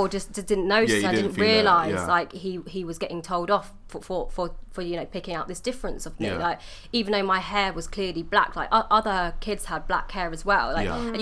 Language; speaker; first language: English; native; English